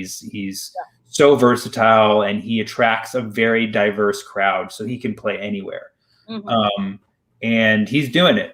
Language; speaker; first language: English; early bilingual, other home language; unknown